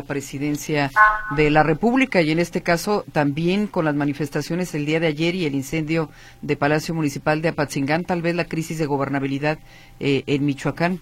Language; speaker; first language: Spanish; native; Spanish